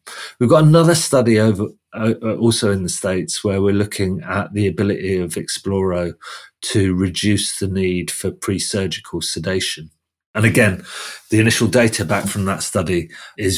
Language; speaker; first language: English; native; English